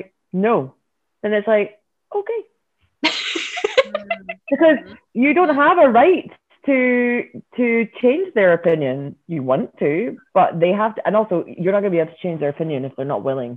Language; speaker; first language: English; native; English